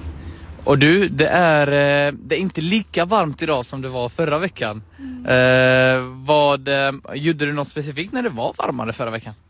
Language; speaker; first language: Swedish; native; Swedish